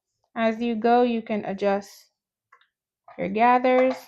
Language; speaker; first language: English; native; English